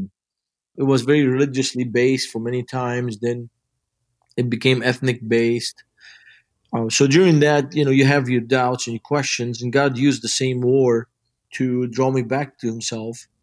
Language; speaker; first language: English; non-native, fluent; Arabic